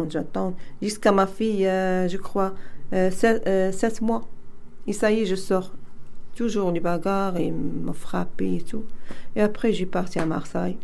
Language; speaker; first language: French; non-native, learner; Arabic